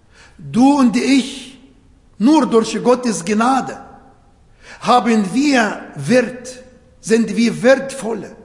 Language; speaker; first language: German; non-native, fluent; Arabic